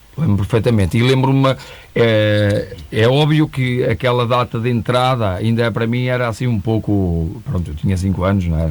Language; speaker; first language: Portuguese; native; Portuguese